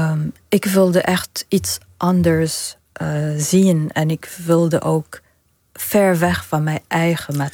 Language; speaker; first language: Dutch; non-native, fluent; Arabic